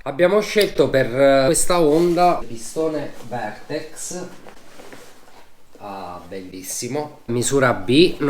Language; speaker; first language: Italian; native; Italian